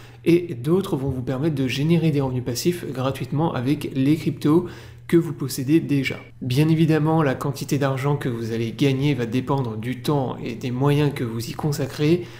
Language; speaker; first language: French; native; French